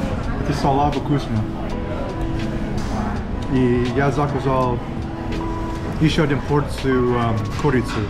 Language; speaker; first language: Russian; non-native, learner; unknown